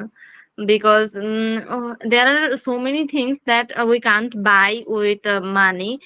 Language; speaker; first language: English; non-native, learner; Bangla